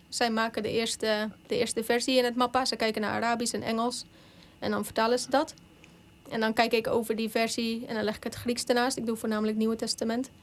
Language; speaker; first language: Dutch; native; Dutch